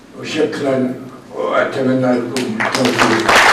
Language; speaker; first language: Arabic; native; Arabic